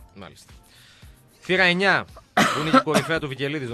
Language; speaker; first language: Greek; native; Greek